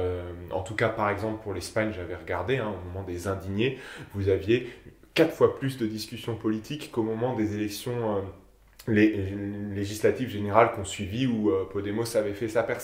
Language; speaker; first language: French; native; French